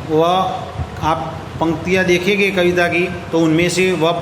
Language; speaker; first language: Hindi; non-native, local second language; Gujarati